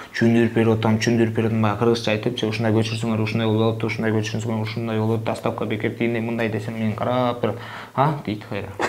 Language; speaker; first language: Kyrgyz; non-native, local second language; Russian